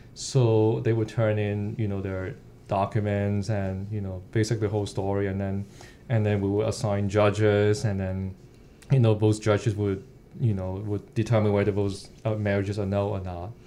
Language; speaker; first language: English; non-native, local second language; Cantonese